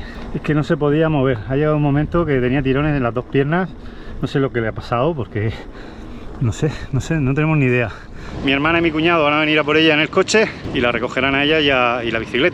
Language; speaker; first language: Spanish; native; Spanish